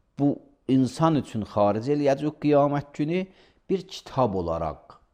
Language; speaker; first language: Azerbaijani; native; Azerbaijani